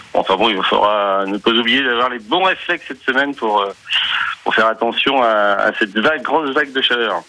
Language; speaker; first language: French; native; French